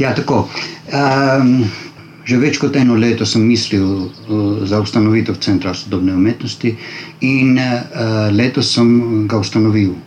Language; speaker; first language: Slovenian; non-native, learner; Armenian